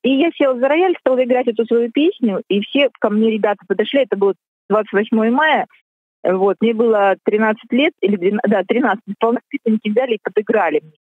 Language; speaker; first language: Russian; native; Russian